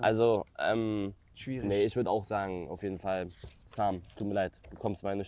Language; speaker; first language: German; native; German